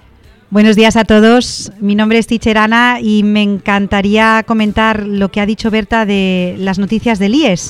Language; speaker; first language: Spanish; native; Spanish